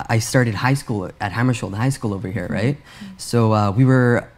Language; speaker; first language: English; native; English